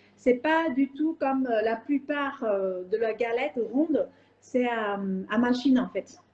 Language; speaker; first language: French; non-native, fluent; Vietnamese